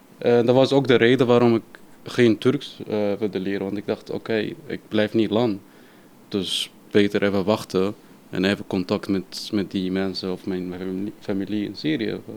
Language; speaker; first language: Dutch; non-native, fluent; Arabic